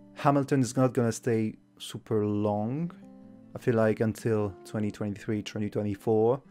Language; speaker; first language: English; non-native, fluent; French